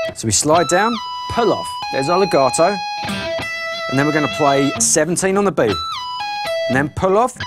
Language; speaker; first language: English; native; English